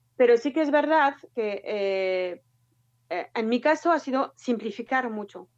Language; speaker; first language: Spanish; non-native, fluent; French